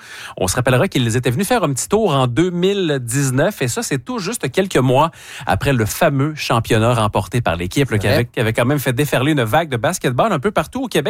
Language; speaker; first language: French; native; French